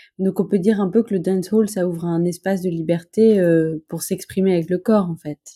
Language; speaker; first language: French; native; French